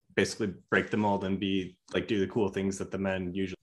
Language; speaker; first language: English; native; English